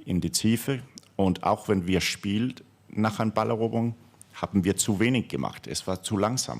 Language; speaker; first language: German; non-native, fluent; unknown